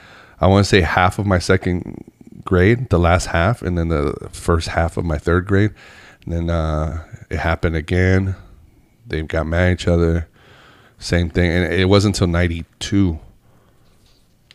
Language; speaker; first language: English; early bilingual, other home language; Spanish